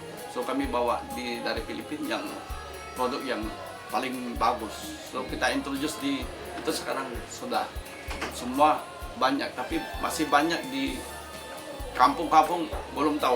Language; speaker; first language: Indonesian; non-native, fluent; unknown